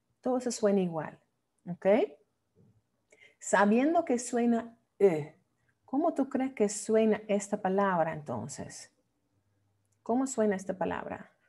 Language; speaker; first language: Spanish; non-native, fluent; Dutch